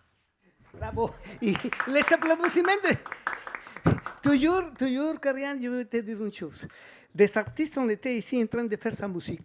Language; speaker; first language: French; non-native, fluent; Spanish